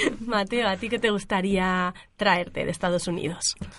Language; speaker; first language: Spanish; native; Spanish